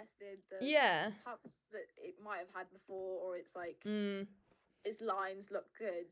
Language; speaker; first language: English; native; English